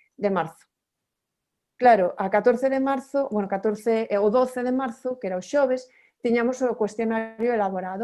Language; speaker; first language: Spanish; native; Spanish